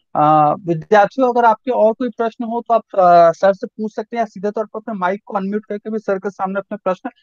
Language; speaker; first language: Hindi; native; Hindi